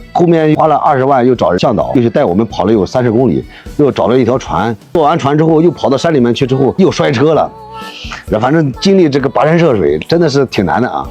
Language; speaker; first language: Chinese; native; Chinese